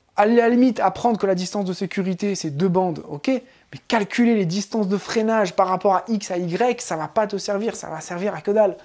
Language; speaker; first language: French; native; French